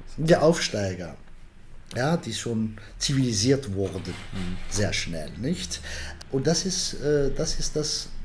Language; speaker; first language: German; non-native, fluent; Arabic